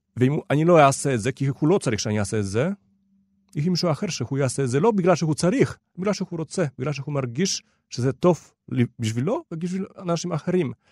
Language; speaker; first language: Hebrew; non-native, fluent; Polish